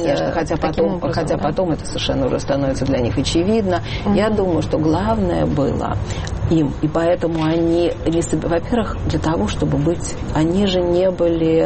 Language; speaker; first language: Russian; native; Russian